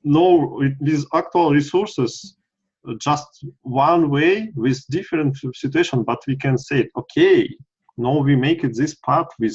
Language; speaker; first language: English; non-native, learner; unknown